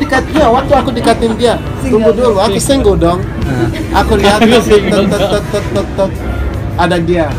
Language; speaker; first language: Indonesian; non-native, learner; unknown